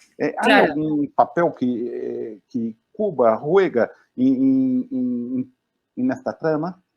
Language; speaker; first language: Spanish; non-native, fluent; Portuguese